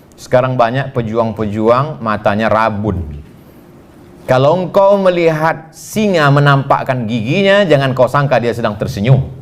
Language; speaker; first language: Indonesian; native; Indonesian